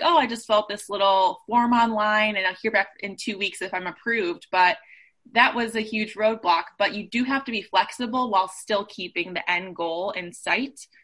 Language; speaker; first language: English; native; English